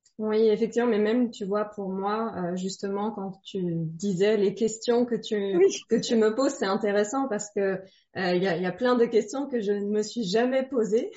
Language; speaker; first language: French; native; French